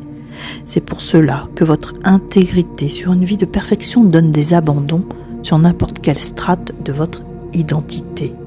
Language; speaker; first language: French; native; French